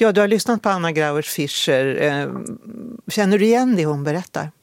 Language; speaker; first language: Swedish; native; Swedish